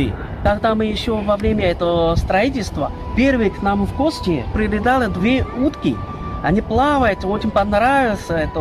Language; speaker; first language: Russian; non-native, learner; Chinese